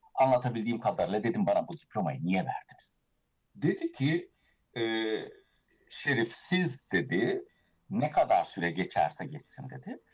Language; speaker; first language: Turkish; early bilingual, heritage; Turkish